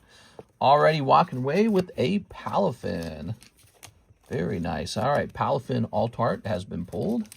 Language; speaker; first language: English; native; English